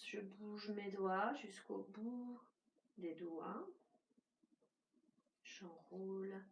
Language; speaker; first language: French; native; French